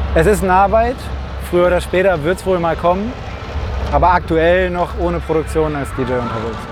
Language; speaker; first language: German; native; German